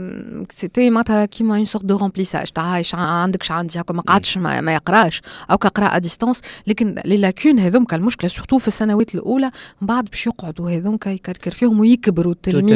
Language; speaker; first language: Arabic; native; Arabic